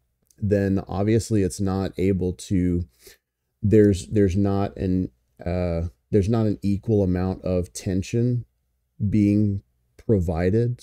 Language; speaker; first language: English; native; English